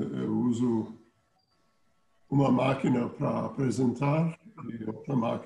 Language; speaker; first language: Portuguese; non-native, fluent; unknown